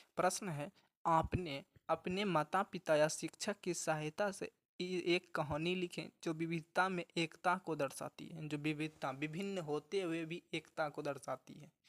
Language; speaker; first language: Hindi; native; Hindi